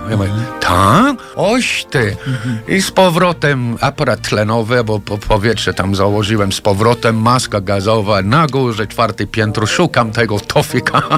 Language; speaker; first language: Polish; non-native, fluent; English